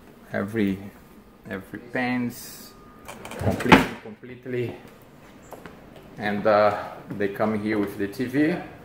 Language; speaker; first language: English; non-native, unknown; Portuguese